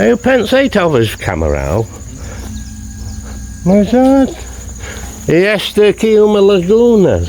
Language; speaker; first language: Portuguese; non-native, learner; English